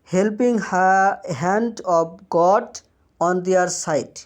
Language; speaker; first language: English; non-native, local second language; Bangla